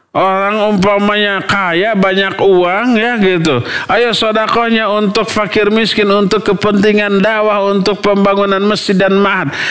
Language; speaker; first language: Indonesian; non-native, local second language; Sundanese